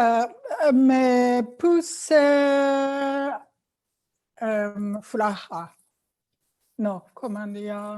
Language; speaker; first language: Spanish; non-native, learner; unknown